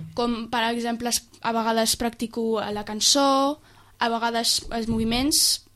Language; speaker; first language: Catalan; early bilingual, other home language; English